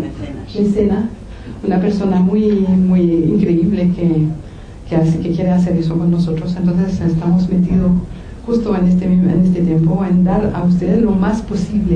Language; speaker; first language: Spanish; non-native, fluent; French